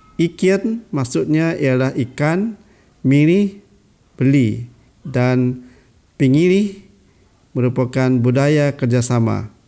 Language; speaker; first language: Malay; non-native, local second language; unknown